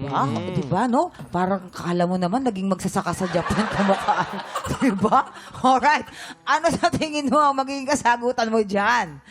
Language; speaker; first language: Filipino; native; Filipino